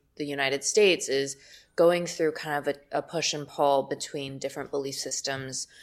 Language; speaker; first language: English; native; English